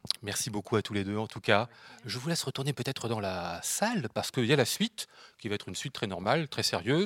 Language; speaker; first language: French; native; French